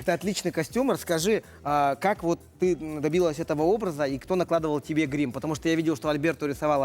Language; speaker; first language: Russian; native; Russian